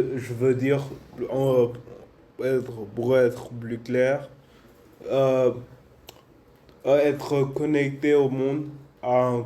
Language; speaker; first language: French; non-native, learner; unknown